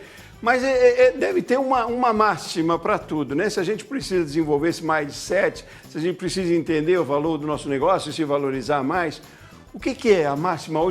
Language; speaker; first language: Portuguese; native; Portuguese